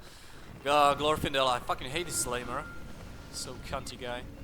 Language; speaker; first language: English; non-native, fluent; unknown